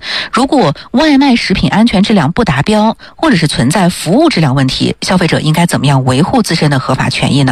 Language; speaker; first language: Chinese; native; Chinese